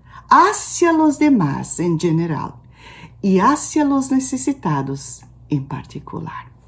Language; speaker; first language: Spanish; non-native, learner; Portuguese